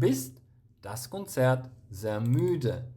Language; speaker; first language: German; non-native, fluent; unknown